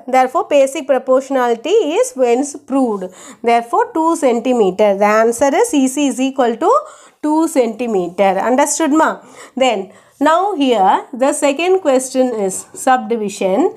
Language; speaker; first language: English; non-native, local second language; Tamil